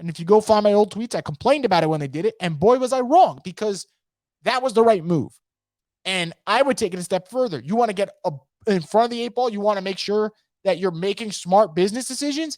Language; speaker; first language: English; native; English